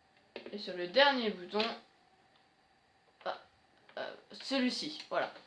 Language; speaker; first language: French; native; French